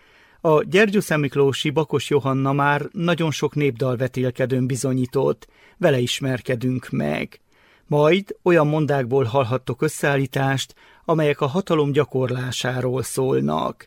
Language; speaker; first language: Hungarian; native; Hungarian